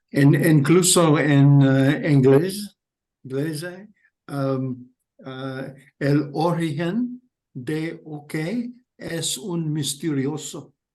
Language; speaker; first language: Spanish; non-native, learner; English